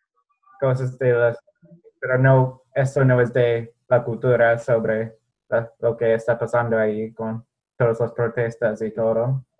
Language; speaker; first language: Spanish; non-native, fluent; English